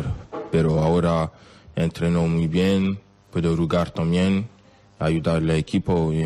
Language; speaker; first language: Spanish; non-native, learner; French